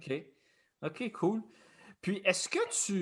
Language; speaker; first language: French; native; French